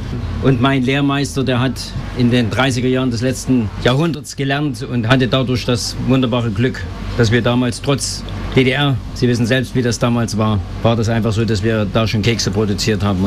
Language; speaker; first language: German; native; German